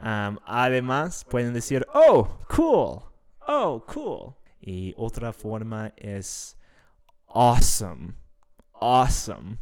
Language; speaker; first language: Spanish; non-native, fluent; English